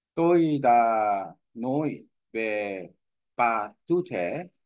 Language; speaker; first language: Vietnamese; non-native, learner; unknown